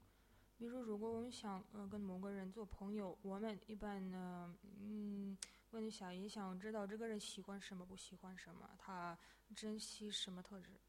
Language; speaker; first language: Chinese; non-native, fluent; Russian